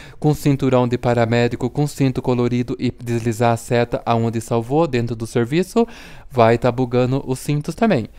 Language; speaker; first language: Portuguese; native; Portuguese